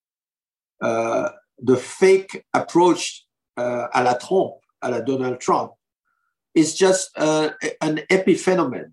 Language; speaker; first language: English; non-native, fluent; French